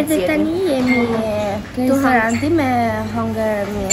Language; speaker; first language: Albanian; early bilingual, heritage; Albanian